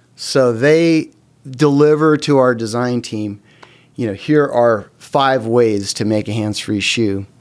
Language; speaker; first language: English; native; English